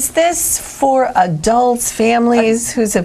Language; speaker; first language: English; native; English